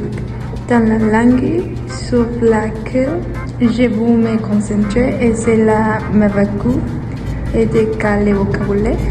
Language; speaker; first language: French; non-native, learner; Spanish